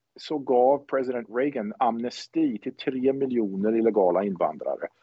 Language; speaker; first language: Swedish; native; Swedish